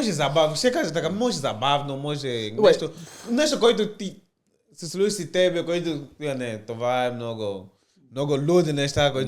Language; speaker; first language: Bulgarian; non-native, learner; Portuguese